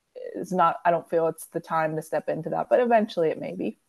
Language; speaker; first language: English; native; English